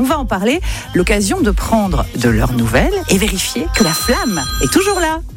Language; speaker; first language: French; native; French